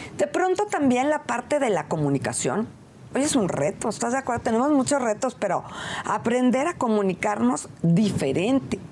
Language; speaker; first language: Spanish; native; Spanish